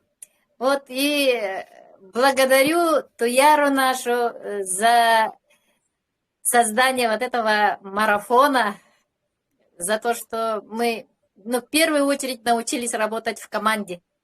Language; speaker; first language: Russian; native; Russian